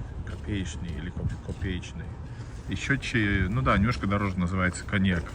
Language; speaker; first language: Russian; early bilingual, heritage; Russian